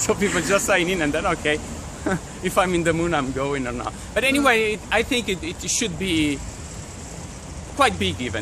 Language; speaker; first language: English; non-native, fluent; Italian